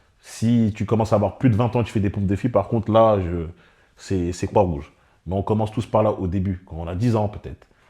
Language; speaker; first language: French; native; French